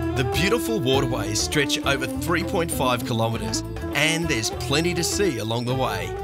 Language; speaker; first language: English; native; English